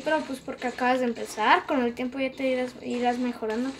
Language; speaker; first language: Spanish; native; Spanish